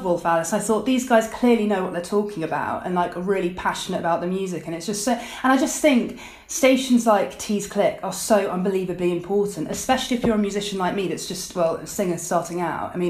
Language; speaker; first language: English; native; English